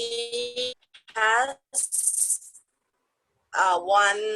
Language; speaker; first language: English; non-native, fluent; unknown